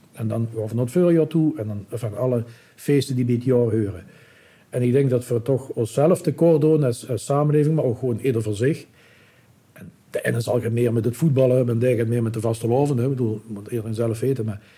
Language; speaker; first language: Dutch; non-native, local second language; Limburgish